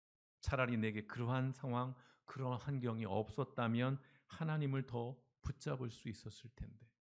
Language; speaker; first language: Korean; native; Korean